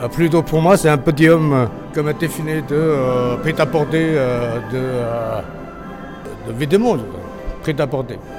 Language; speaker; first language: French; non-native, learner; Chinese